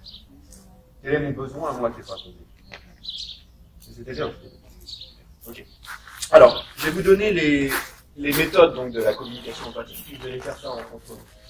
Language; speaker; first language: French; native; French